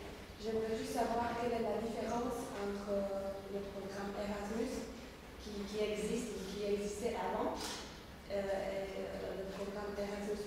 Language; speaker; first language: French; non-native, learner; Slovak